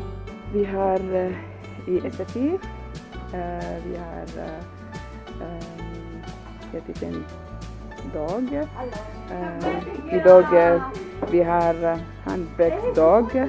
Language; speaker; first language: Swedish; non-native, learner; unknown